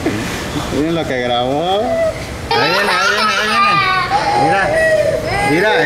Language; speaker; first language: Spanish; native; Spanish